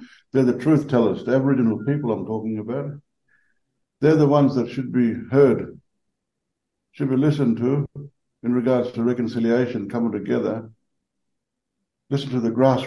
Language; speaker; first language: English; native; English